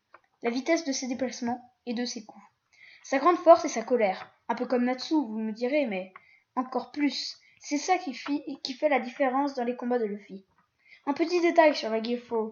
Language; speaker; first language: French; native; French